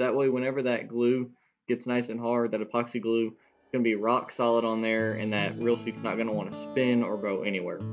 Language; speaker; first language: English; native; English